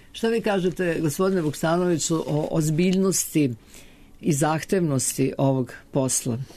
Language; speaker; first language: Serbian; native; Serbian